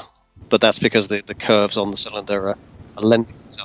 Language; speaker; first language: English; native; English